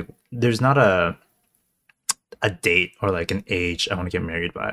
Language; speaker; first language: English; non-native, local second language; Cantonese